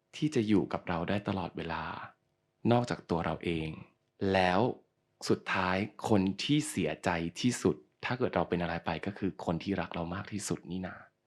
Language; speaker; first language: Thai; native; Thai